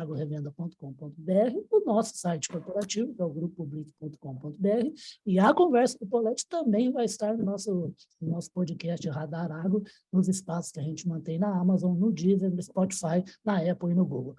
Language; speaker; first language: Portuguese; native; Portuguese